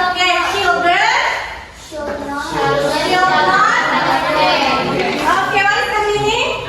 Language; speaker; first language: English; non-native, learner; Indonesian